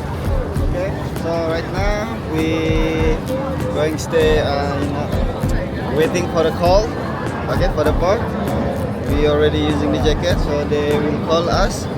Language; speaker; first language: English; non-native, local second language; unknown